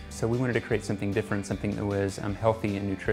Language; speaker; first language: English; native; English